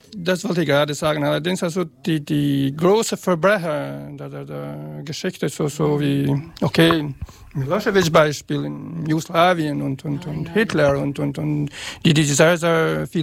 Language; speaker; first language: German; non-native, fluent; Serbian